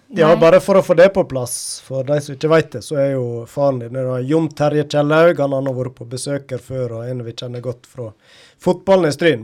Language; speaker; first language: Norwegian; native; Norwegian